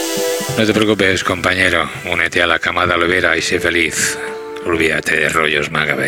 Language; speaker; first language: Spanish; native; Spanish